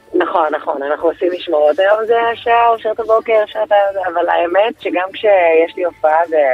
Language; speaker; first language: Hebrew; early bilingual, other home language; Russian